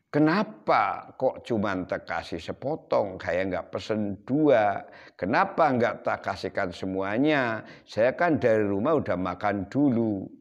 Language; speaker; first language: Indonesian; non-native, local second language; Javanese